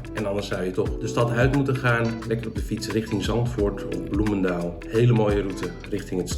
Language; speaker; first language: Dutch; native; Dutch